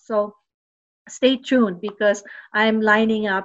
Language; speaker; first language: English; non-native, local second language; Filipino